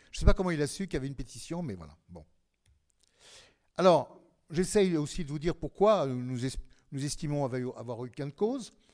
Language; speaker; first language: French; native; French